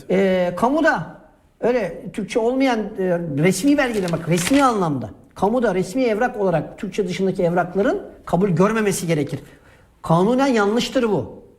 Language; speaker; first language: Turkish; native; Turkish